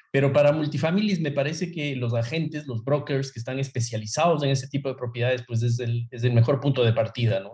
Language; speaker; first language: Spanish; native; Spanish